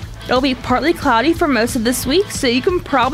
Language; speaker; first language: English; native; English